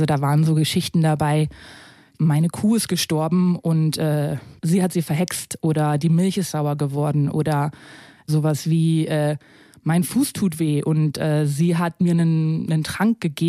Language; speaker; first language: German; native; German